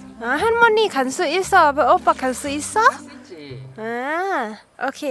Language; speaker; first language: Korean; non-native, learner; Thai